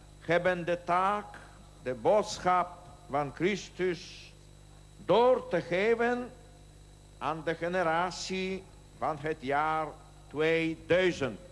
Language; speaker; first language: Dutch; non-native, learner; Polish